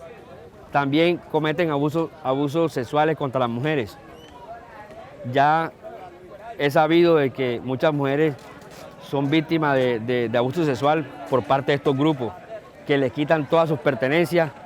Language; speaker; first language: Spanish; native; Spanish